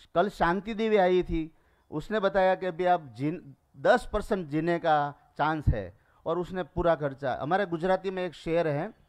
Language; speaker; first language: Hindi; non-native, local second language; Gujarati